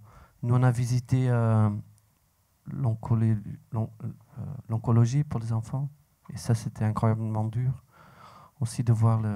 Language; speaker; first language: French; non-native, local second language; Dutch